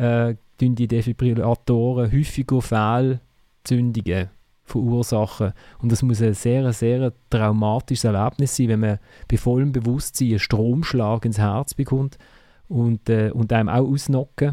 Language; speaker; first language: German; native; German